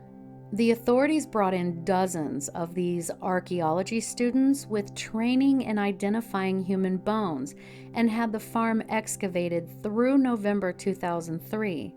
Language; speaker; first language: English; native; English